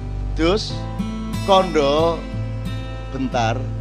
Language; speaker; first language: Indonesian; non-native, local second language; Javanese